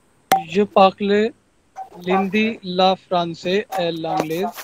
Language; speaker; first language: French; non-native, learner; Hindi